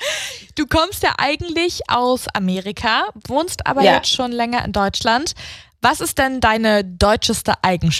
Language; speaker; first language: German; native; German